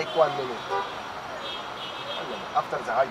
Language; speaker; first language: English; non-native, learner; Arabic